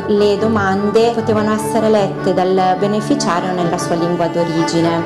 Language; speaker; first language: Italian; native; Italian